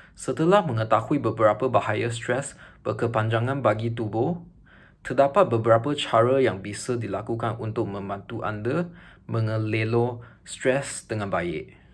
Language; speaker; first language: Malay; non-native, local second language; Chinese